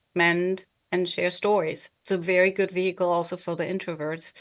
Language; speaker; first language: English; non-native, fluent; German